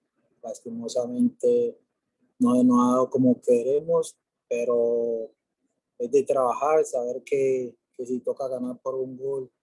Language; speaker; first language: Spanish; native; Spanish